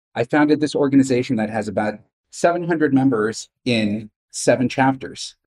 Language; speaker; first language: English; native; English